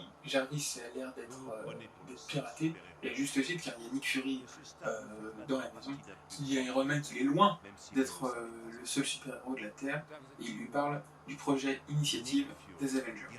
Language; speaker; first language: French; native; French